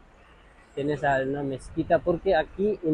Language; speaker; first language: Spanish; non-native, learner; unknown